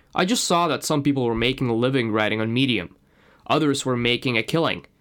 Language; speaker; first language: English; non-native, fluent; Russian